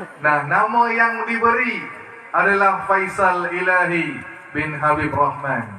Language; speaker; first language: Malay; early bilingual, other home language; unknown